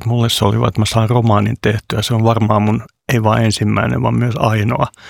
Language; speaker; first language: Finnish; non-native, local second language; Swedish